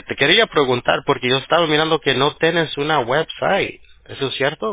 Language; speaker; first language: Spanish; early bilingual, heritage; Spanish